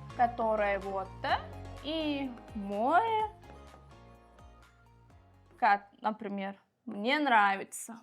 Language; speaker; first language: Russian; non-native, local second language; Uzbek